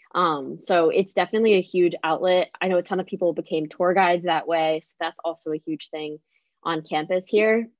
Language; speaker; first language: English; native; English